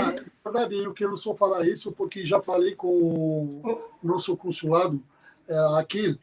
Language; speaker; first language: Portuguese; non-native, fluent; Arabic